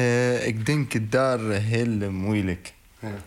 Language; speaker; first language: Dutch; non-native, learner; Arabic